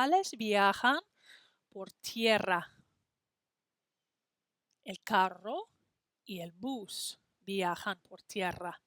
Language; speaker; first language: Spanish; non-native, fluent; English